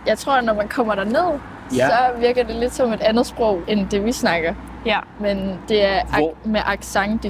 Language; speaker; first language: Danish; native; Danish